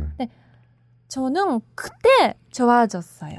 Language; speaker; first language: Korean; non-native, learner; Japanese